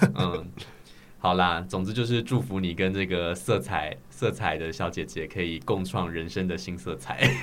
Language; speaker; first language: Chinese; native; Chinese